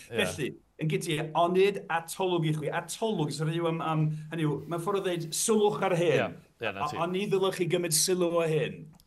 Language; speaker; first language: Welsh; non-native, fluent; English